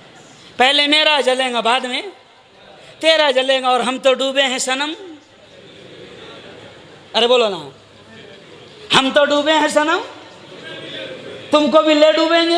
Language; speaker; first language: Urdu; native; Urdu